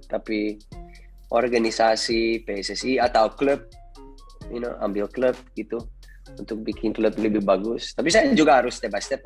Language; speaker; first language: Indonesian; non-native, fluent; Dutch